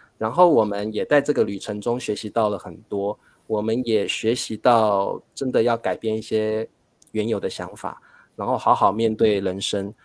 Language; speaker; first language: Chinese; native; Chinese